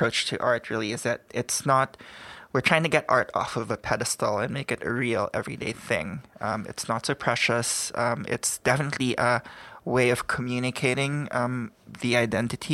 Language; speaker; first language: English; non-native, local second language; Filipino